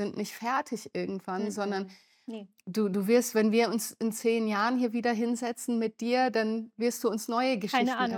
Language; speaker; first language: German; native; German